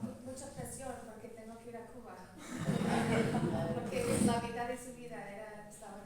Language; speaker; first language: Spanish; early bilingual, heritage; English